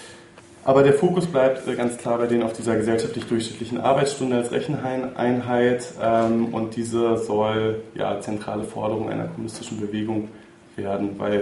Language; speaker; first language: German; native; German